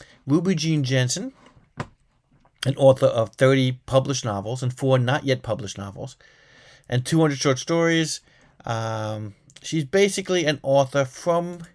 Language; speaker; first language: English; native; English